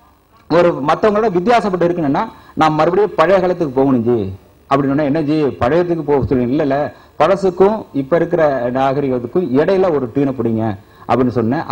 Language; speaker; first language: Tamil; native; Tamil